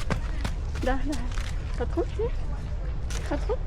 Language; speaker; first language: Dutch; non-native, learner; Filipino